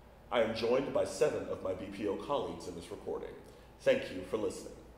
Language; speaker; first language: English; native; English